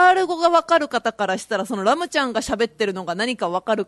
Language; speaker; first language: Japanese; native; Japanese